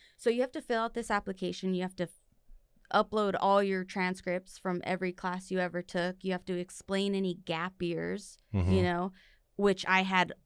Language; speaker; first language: English; native; English